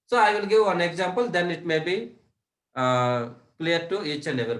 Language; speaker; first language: English; non-native, local second language; Telugu